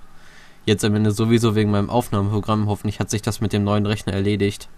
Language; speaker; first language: German; native; German